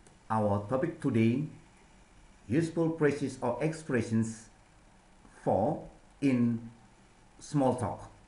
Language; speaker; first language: English; non-native, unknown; Indonesian